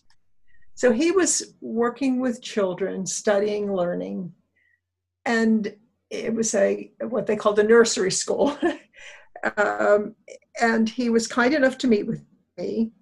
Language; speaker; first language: English; native; English